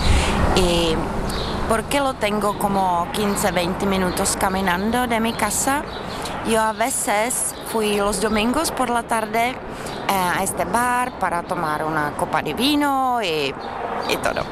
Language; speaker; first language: Spanish; non-native, learner; Czech